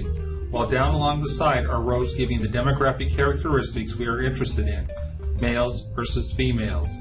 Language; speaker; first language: English; native; English